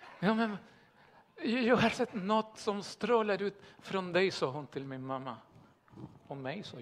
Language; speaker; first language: Swedish; non-native, fluent; Spanish